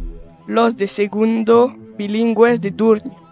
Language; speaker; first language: Spanish; non-native, learner; French